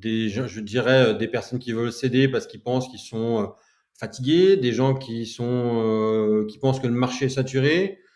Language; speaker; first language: French; native; French